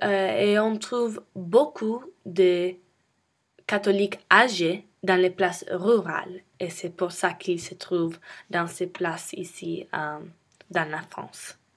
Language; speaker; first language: French; non-native, learner; English